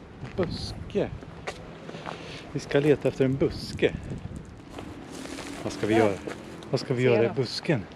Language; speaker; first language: Swedish; native; Swedish